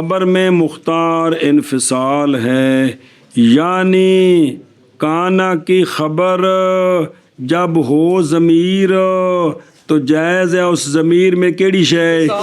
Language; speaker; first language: Hindi; non-native, local second language; Punjabi